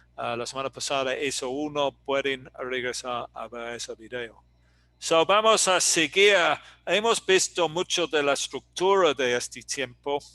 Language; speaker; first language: Spanish; non-native, fluent; English